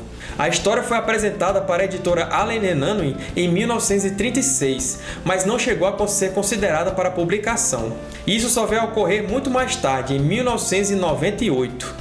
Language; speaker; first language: Portuguese; native; Portuguese